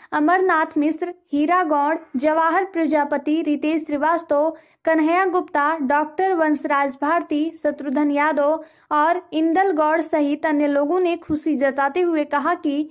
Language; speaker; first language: Hindi; native; Hindi